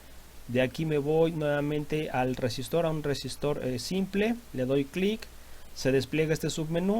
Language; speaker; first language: Spanish; native; Spanish